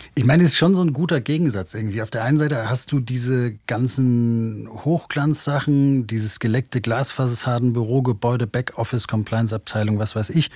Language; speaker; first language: German; native; German